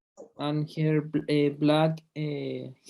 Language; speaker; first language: English; non-native, learner; Spanish